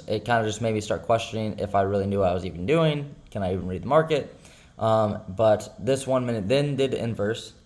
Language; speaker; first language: English; native; English